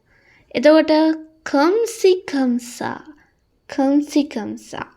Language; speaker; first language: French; non-native, learner; Sinhala